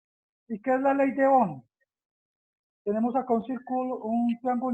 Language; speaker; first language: Spanish; native; Spanish